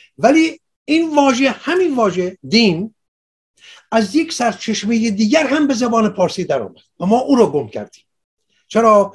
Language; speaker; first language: Persian; non-native, local second language; Assyrian Neo-Aramaic